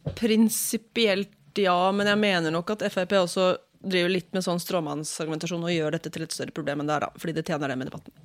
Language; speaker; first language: Norwegian; native; Norwegian